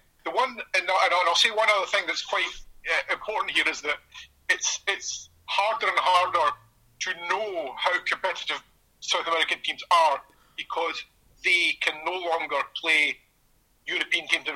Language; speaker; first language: English; native; English